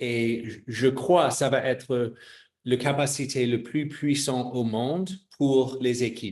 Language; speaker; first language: French; non-native, fluent; English